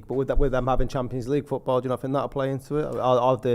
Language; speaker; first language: English; native; English